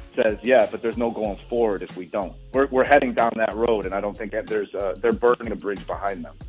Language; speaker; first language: English; native; English